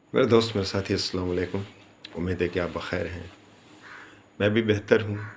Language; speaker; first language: Urdu; native; Urdu